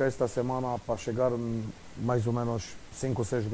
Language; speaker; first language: Portuguese; non-native, fluent; Romanian